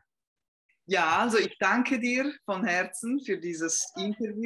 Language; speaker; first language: German; non-native, fluent; Italian